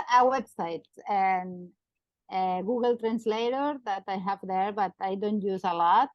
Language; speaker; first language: English; non-native, learner; Catalan